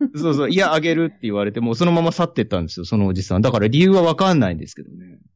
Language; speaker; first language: Japanese; native; Japanese